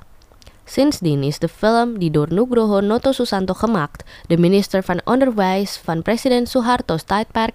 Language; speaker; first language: Dutch; non-native, fluent; Indonesian